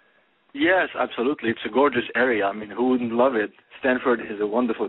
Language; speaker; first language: English; non-native, fluent; Arabic